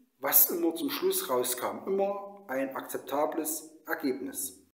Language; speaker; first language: German; native; German